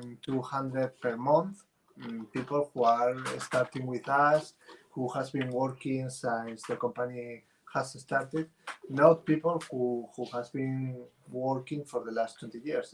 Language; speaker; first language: English; non-native, fluent; Spanish